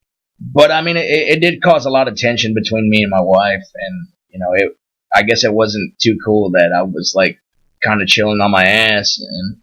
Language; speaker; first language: English; native; English